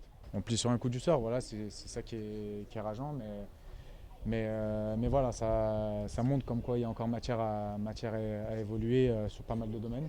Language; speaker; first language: French; native; French